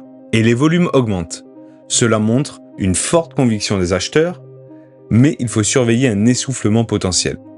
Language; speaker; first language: French; native; French